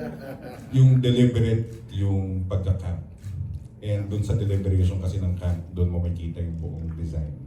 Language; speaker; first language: Filipino; native; Filipino